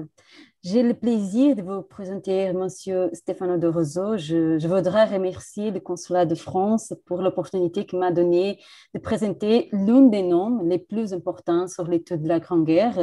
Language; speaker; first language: French; non-native, fluent; Portuguese